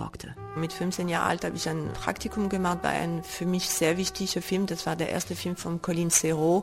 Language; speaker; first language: German; non-native, fluent; French